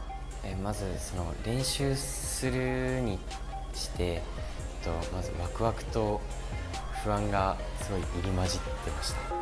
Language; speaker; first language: Japanese; native; Japanese